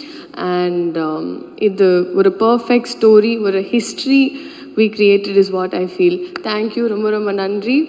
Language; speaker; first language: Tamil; non-native, learner; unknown